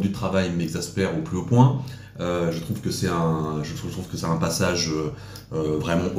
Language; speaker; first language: French; native; French